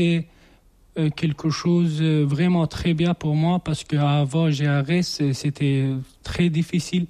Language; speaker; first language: French; non-native, learner; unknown